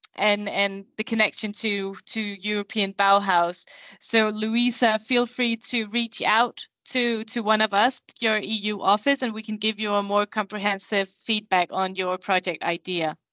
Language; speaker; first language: English; non-native, fluent; Danish